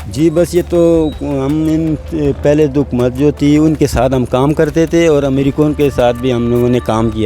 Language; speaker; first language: Hindi; non-native, fluent; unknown